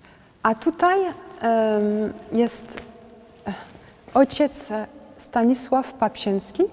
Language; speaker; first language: Polish; non-native, learner; French